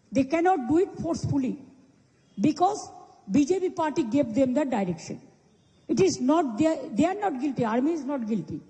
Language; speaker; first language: English; non-native, local second language; Bangla